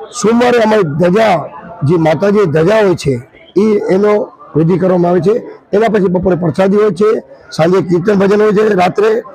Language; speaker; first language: Gujarati; native; Gujarati